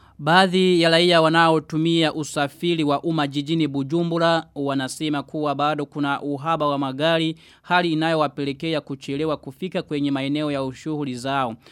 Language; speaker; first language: Swahili; non-native, local second language; Rundi